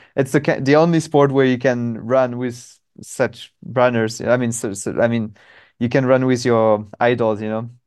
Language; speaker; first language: English; non-native, fluent; French